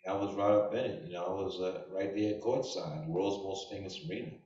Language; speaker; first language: English; native; English